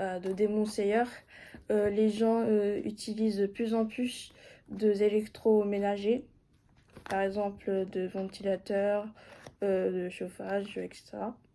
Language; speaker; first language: French; non-native, fluent; Japanese